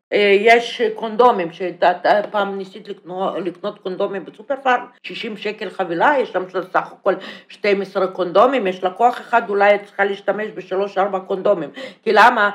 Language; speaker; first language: Hebrew; non-native, fluent; Russian